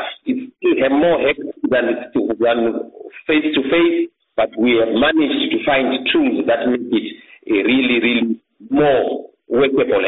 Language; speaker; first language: English; non-native, local second language; Shona